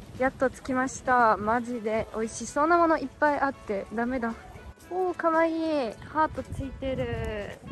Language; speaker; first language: Japanese; non-native, fluent; French